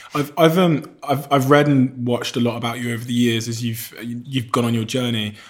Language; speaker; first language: English; native; English